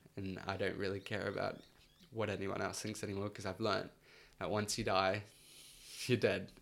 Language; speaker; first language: English; early bilingual, other home language; Spanish